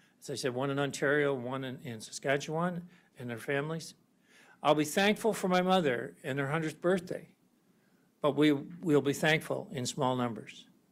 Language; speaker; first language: English; native; English